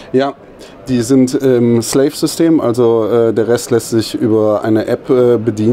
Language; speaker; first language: German; native; German